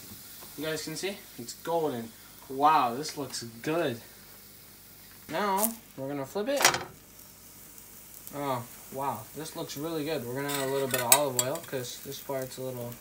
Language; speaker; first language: English; early bilingual, other home language; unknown